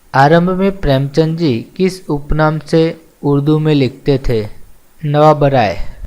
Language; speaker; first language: Hindi; non-native, local second language; Gujarati